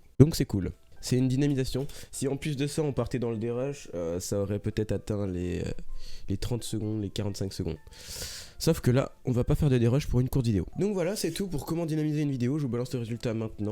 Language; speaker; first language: French; native; French